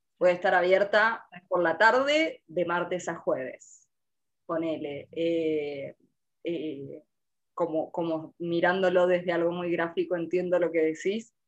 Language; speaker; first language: Spanish; native; Spanish